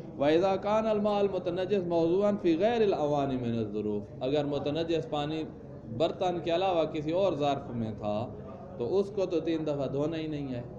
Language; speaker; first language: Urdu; non-native, local second language; Punjabi